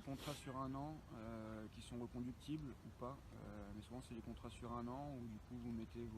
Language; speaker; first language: French; native; French